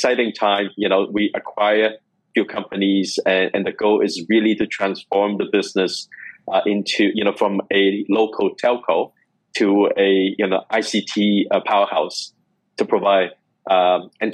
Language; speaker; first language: English; non-native, local second language; Cantonese